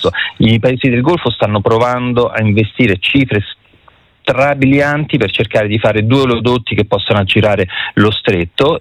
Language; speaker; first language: Italian; native; Italian